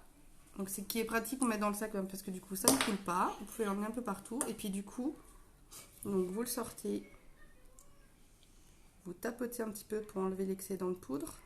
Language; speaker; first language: French; native; French